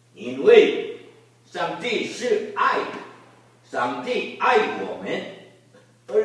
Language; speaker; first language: Chinese; non-native, learner; Korean